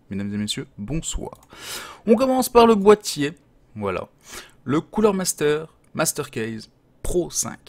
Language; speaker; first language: French; native; French